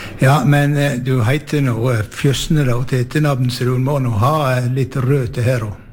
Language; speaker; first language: Norwegian; native; Norwegian